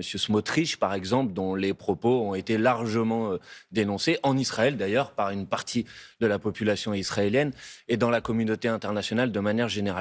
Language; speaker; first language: French; native; French